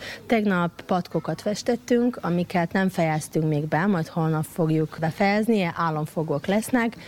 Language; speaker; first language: Hungarian; native; Hungarian